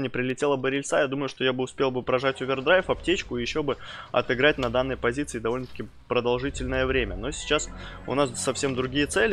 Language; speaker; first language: Russian; native; Russian